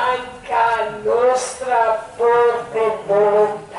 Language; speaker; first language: Italian; non-native, learner; Croatian